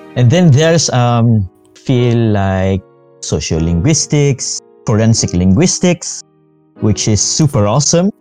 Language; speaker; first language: English; non-native, fluent; Malay